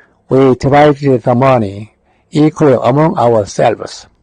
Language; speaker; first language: English; non-native, fluent; Korean